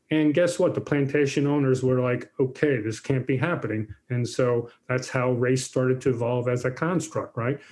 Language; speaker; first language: English; native; English